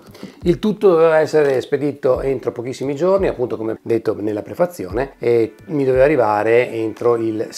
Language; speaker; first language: Italian; native; Italian